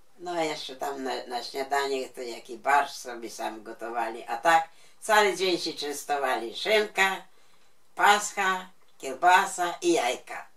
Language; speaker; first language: Polish; non-native, local second language; Ukrainian